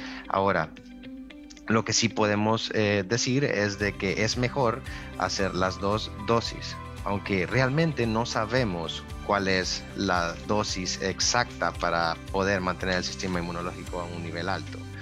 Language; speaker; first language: Spanish; native; Spanish